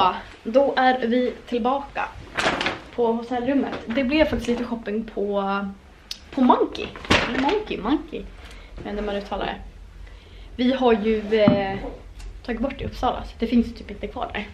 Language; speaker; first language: Swedish; native; Swedish